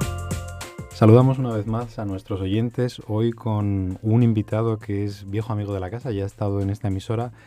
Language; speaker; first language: Spanish; native; Spanish